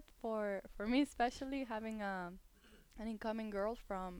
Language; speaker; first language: English; non-native, fluent; Spanish